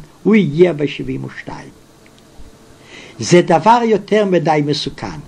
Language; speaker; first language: Hebrew; non-native, fluent; Yiddish